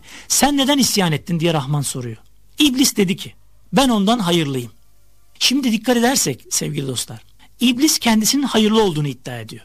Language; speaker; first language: Turkish; native; Turkish